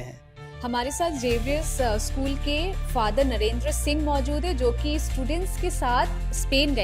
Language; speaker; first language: Hindi; native; Hindi